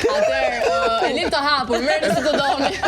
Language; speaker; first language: Albanian; native; Albanian